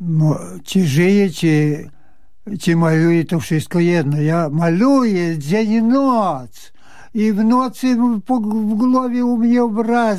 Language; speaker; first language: Polish; early bilingual, heritage; Polish